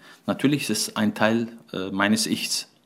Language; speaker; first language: German; early bilingual, other home language; Turkish